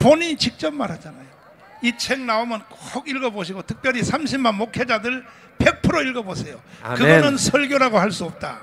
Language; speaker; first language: Korean; native; Korean